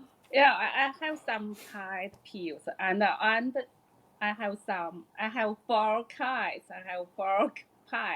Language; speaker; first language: English; non-native, learner; Chinese